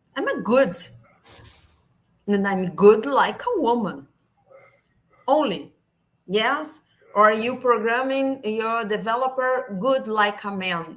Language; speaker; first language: English; non-native, learner; Portuguese